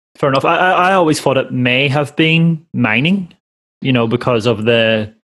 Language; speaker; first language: English; native; English